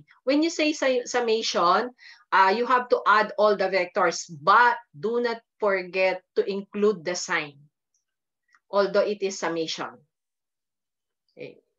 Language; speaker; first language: English; non-native, local second language; Filipino